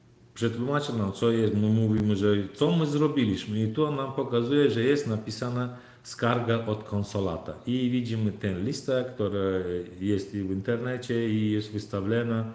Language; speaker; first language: Polish; non-native, learner; Turkmen